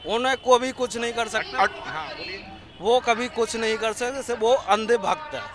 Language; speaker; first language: Hindi; native; Hindi